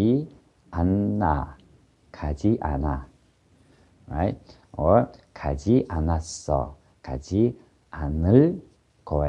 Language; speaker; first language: Korean; non-native, fluent; Ukrainian